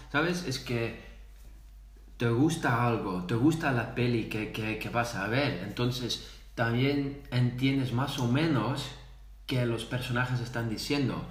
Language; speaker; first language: Spanish; non-native, fluent; Dutch